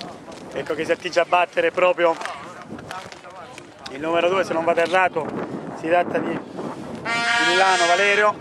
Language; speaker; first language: Italian; native; Italian